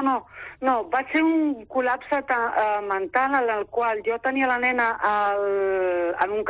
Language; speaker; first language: Catalan; non-native, local second language; Spanish